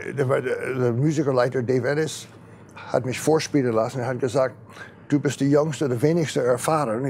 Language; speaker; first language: German; non-native, fluent; English